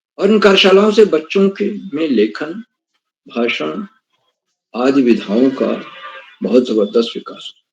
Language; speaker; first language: Hindi; native; Hindi